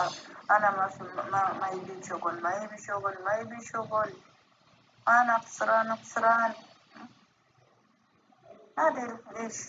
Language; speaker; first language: Arabic; non-native, learner; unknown